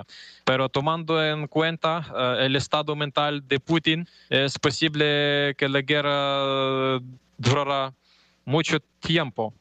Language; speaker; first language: Spanish; non-native, fluent; Ukrainian